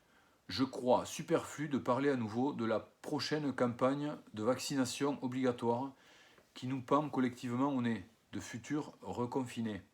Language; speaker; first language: French; native; French